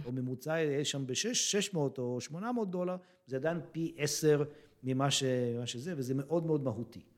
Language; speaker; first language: Hebrew; early bilingual, other home language; Russian